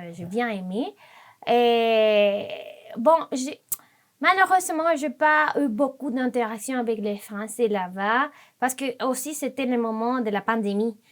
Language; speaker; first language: French; non-native, fluent; Spanish